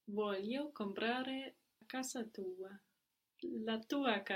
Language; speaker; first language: Italian; non-native, learner; English